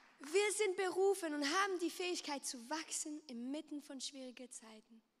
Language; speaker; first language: German; non-native, local second language; French